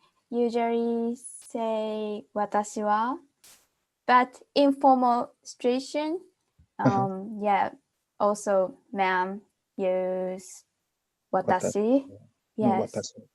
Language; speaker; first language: English; non-native, fluent; Japanese